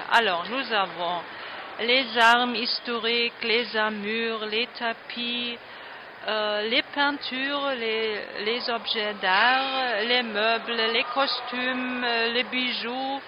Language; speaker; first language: French; non-native, fluent; German